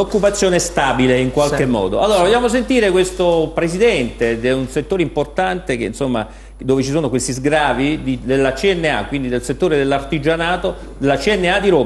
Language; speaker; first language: Italian; native; Italian